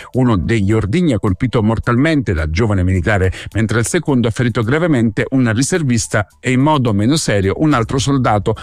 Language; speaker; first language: Italian; native; Italian